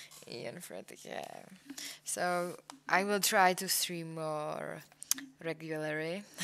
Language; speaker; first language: English; non-native, fluent; Czech